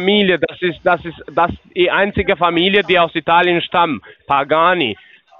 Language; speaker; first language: German; non-native, learner; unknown